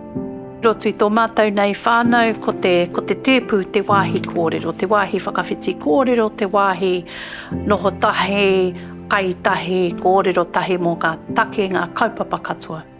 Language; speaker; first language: Māori; non-native, local second language; English